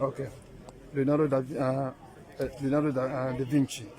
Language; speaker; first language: Italian; non-native, fluent; French